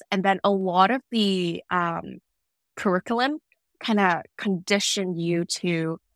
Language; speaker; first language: English; non-native, fluent; Vietnamese